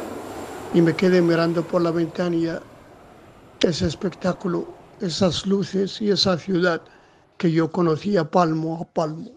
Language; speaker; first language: Spanish; non-native, local second language; Arabic